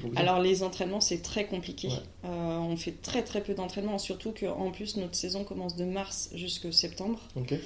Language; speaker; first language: French; native; French